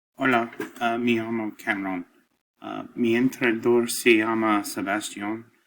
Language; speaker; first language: Spanish; non-native, learner; English